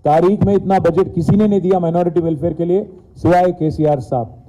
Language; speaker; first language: Hindi; non-native, local second language; Telugu